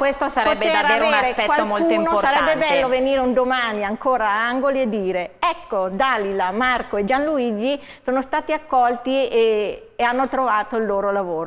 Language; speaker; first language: Italian; native; Italian